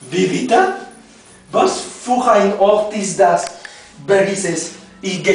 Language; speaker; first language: German; non-native, learner; Spanish